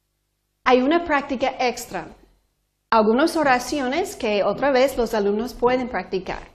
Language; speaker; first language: Spanish; non-native, fluent; English